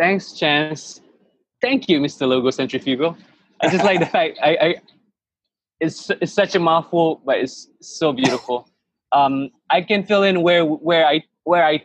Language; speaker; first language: English; non-native, local second language; Malay